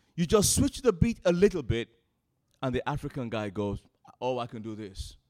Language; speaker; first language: English; non-native, local second language; Yoruba